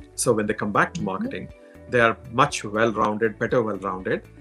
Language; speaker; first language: English; non-native, local second language; Telugu